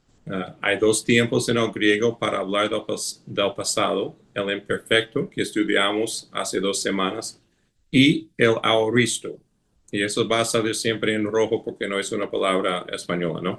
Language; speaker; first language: Spanish; non-native, fluent; English